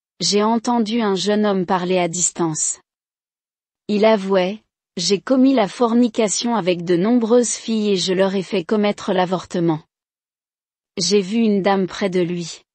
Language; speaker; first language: French; non-native, local second language; Rundi